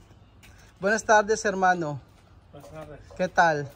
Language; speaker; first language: Spanish; non-native, learner; Filipino